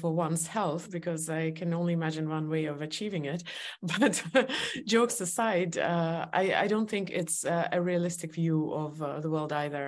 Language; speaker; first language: English; non-native, fluent; Estonian